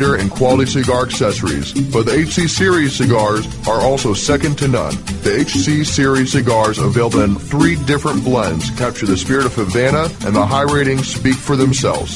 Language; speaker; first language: English; native; English